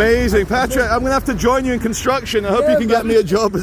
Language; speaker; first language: English; native; English